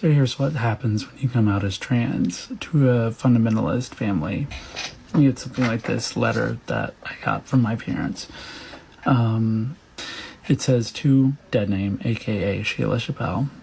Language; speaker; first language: English; native; English